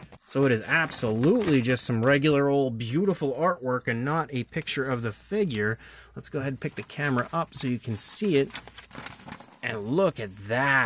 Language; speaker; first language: English; native; English